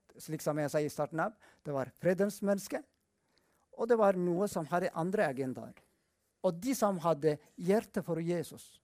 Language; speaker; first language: Norwegian; non-native, fluent; Amharic